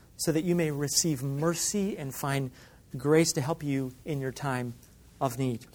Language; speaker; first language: English; native; English